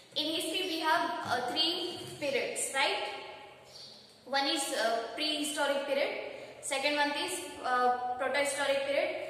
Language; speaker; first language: English; non-native, local second language; Kannada